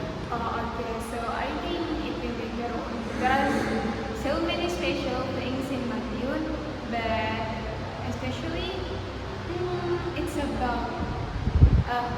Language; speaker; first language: English; non-native, learner; Indonesian